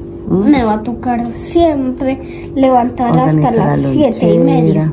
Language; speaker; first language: Spanish; early bilingual, heritage; Spanish